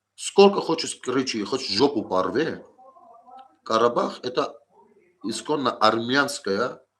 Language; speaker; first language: Russian; non-native, local second language; Armenian